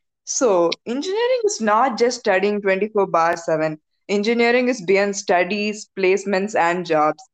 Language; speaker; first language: English; non-native, local second language; Tamil